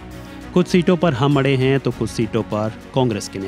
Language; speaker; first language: Hindi; native; Hindi